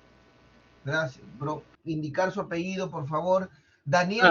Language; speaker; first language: Spanish; native; Spanish